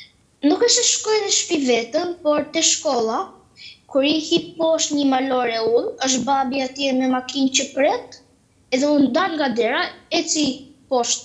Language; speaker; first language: Albanian; early bilingual, heritage; Albanian